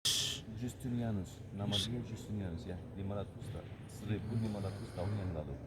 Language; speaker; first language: Indonesian; non-native, learner; Turkish